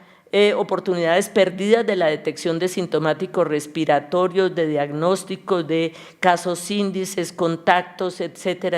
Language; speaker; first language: Spanish; native; Spanish